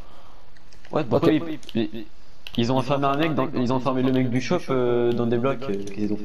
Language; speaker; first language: French; native; French